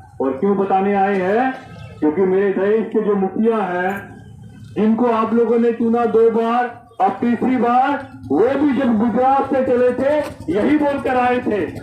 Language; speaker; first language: Hindi; native; Hindi